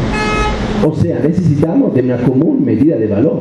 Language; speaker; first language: Spanish; non-native, fluent; Italian